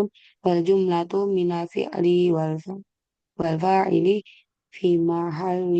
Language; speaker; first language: Arabic; non-native, learner; Indonesian